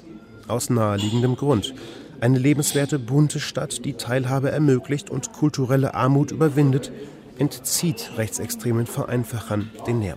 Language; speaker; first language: German; native; German